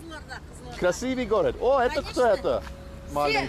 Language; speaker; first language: Russian; non-native, learner; English